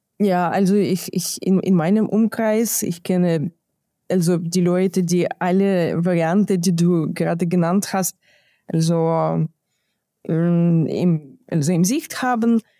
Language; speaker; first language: German; non-native, fluent; Ukrainian